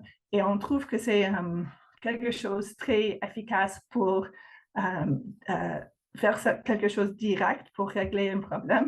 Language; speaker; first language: French; non-native, fluent; English